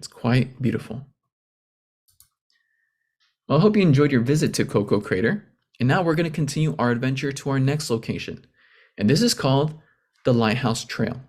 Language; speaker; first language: English; native; English